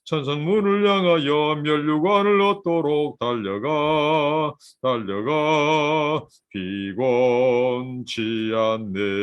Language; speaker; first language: Korean; native; Korean